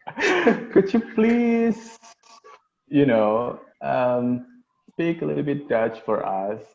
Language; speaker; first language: English; non-native, local second language; Indonesian